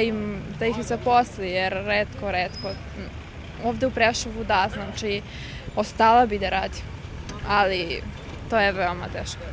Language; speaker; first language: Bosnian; non-native, local second language; Albanian